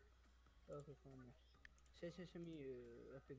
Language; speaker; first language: English; non-native, learner; Arabic